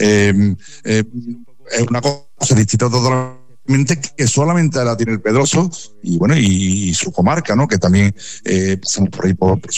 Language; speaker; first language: Spanish; native; Spanish